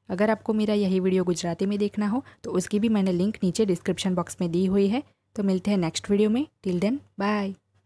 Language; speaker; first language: Hindi; non-native, local second language; Gujarati